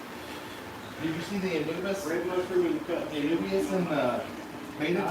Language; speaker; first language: English; native; English